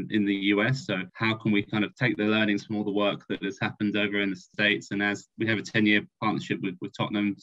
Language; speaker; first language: English; native; English